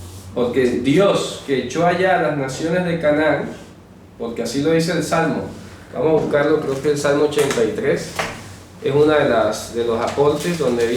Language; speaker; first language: Spanish; native; Spanish